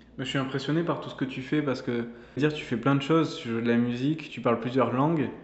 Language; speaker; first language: French; native; French